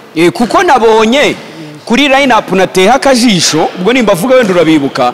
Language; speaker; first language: Kinyarwanda; native; Kinyarwanda